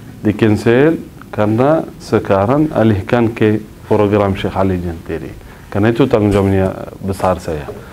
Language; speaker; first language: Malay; non-native, fluent; Arabic